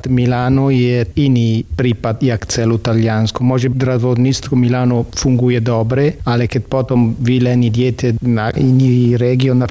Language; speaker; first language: Slovak; non-native, learner; Italian